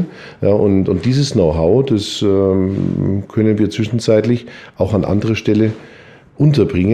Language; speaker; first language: German; native; German